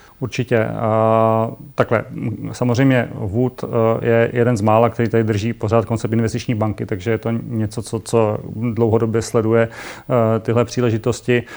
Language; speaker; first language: Czech; native; Czech